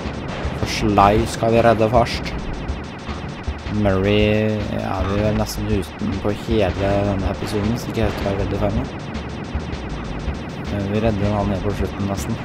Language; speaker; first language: Norwegian; native; Norwegian